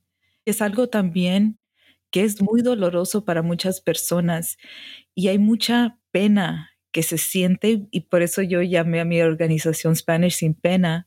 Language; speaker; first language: Spanish; early bilingual, heritage; Spanish